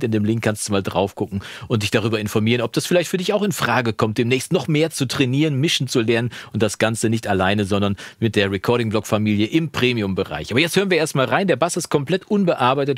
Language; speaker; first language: German; native; German